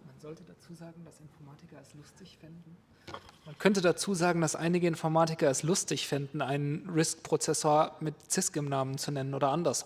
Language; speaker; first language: German; native; German